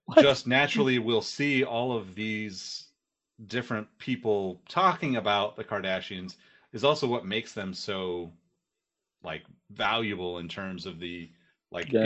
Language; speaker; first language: English; native; English